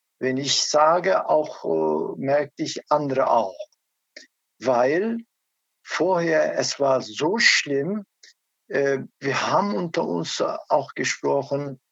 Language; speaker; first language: German; non-native, learner; Turkish